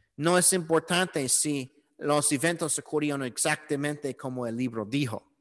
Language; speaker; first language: Spanish; non-native, learner; English